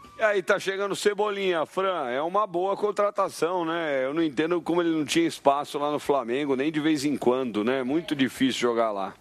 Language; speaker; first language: Portuguese; native; Portuguese